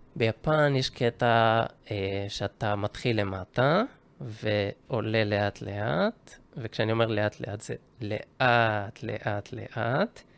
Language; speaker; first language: Hebrew; early bilingual, other home language; Japanese